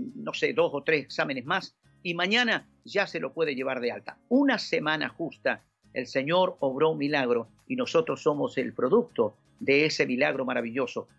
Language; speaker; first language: Spanish; native; Spanish